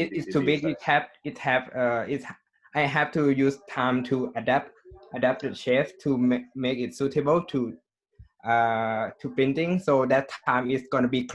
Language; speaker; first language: English; non-native, learner; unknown